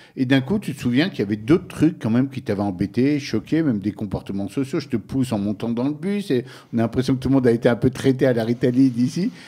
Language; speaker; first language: French; native; French